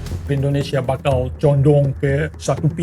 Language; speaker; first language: Indonesian; non-native, fluent; Russian